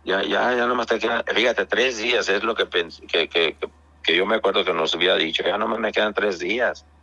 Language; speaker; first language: Spanish; early bilingual, heritage; Spanish